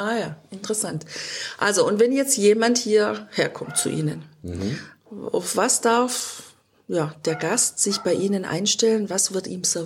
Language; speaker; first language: German; native; German